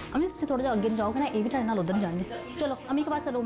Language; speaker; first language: Hindi; non-native, local second language; Punjabi